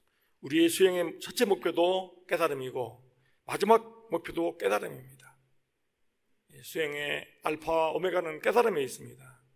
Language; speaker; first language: Korean; native; Korean